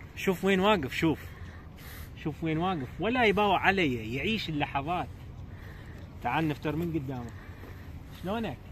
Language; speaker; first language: Arabic; non-native, local second language; Azerbaijani